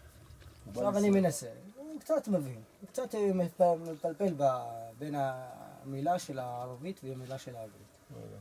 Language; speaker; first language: Hebrew; non-native, local second language; Arabic